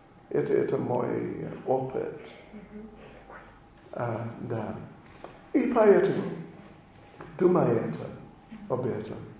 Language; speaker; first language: Russian; non-native, learner; English